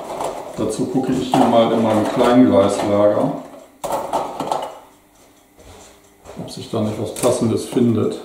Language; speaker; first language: German; native; German